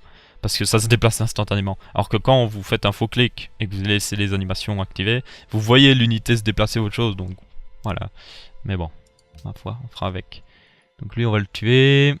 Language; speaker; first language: French; native; French